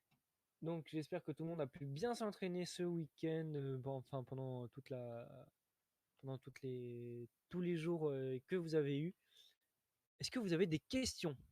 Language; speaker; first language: French; native; French